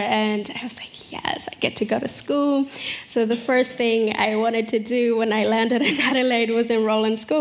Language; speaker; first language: English; early bilingual, other home language; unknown